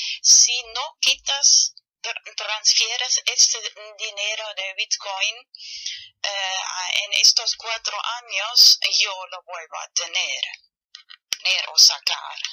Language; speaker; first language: Spanish; non-native, learner; German